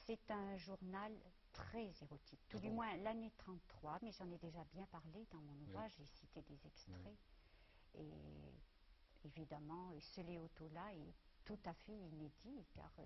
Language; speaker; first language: French; native; French